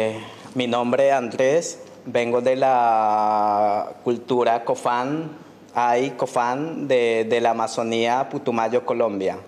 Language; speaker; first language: Spanish; non-native, local second language; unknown